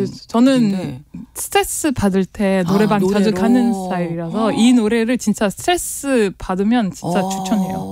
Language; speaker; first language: Korean; non-native, learner; French